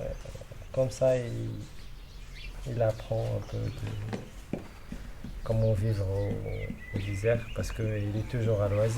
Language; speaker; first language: French; non-native, local second language; Arabic